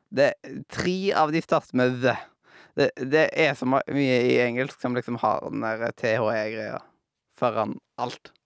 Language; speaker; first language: Norwegian; native; Norwegian